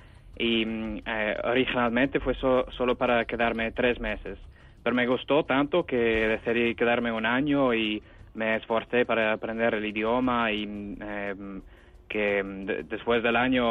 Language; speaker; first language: Spanish; non-native, fluent; English